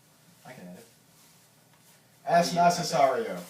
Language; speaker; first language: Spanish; non-native, learner; English